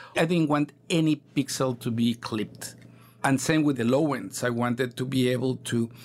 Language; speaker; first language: English; non-native, fluent; Spanish